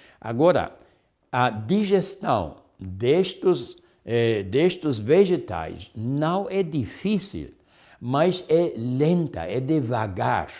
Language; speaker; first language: Portuguese; non-native, fluent; Spanish